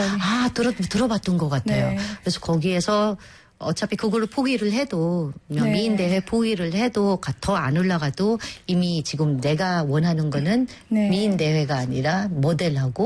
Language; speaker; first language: Korean; native; Korean